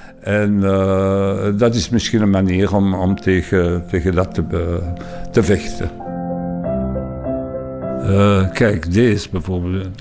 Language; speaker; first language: Dutch; non-native, local second language; French